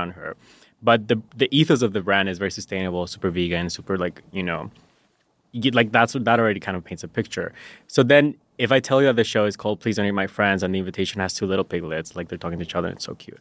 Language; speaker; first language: English; non-native, fluent; Spanish